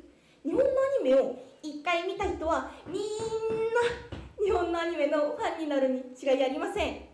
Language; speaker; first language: Japanese; non-native, fluent; Korean